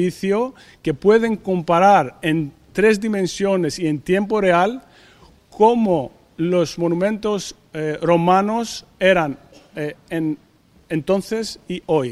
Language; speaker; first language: Spanish; non-native, fluent; Greek